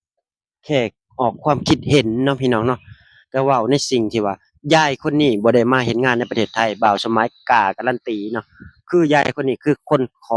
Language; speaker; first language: Thai; non-native, local second language; Northeastern Thai